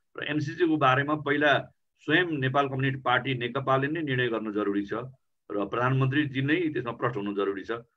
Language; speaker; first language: Nepali; native; Nepali